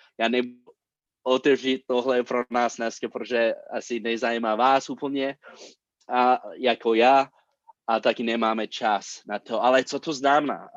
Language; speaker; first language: Czech; non-native, fluent; English